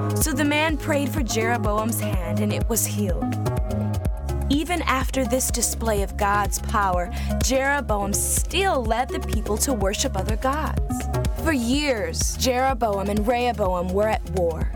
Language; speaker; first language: English; native; English